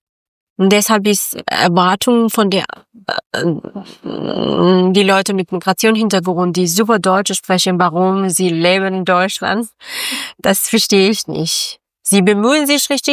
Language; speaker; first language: German; non-native, learner; Persian